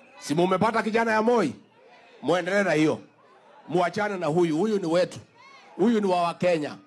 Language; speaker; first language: Swahili; non-native, local second language; Kikuyu